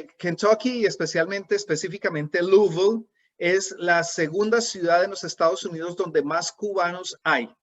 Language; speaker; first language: Spanish; native; Spanish